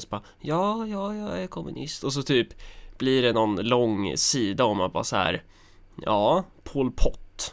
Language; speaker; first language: Swedish; native; Swedish